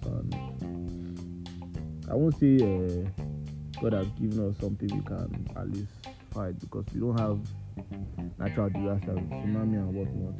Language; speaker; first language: English; non-native, local second language; Yoruba